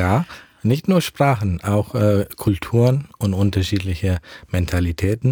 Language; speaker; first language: German; early bilingual, heritage; German